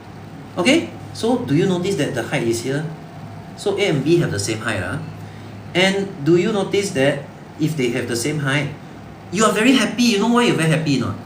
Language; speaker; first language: English; non-native, local second language; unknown